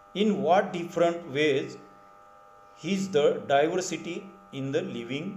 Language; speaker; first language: English; non-native, local second language; Marathi